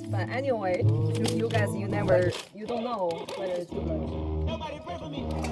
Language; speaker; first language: English; non-native, fluent; Chinese